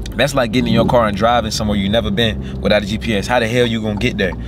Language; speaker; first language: English; native; English